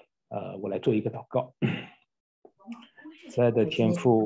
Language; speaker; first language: Chinese; native; Chinese